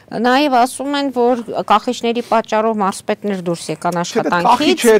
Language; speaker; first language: Armenian; native; Armenian